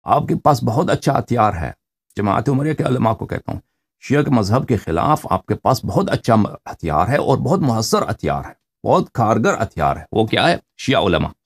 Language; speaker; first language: Hindi; non-native, fluent; Persian